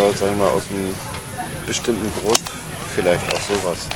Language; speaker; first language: German; native; German